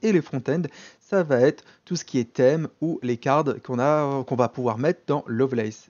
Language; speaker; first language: French; native; French